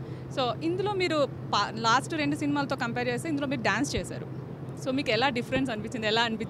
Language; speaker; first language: Telugu; native; Telugu